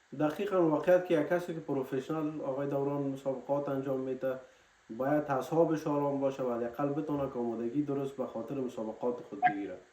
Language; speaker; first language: Persian; native; Persian